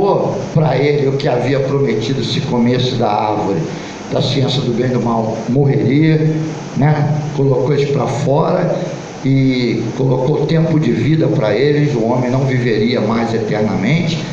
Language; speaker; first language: Portuguese; native; Portuguese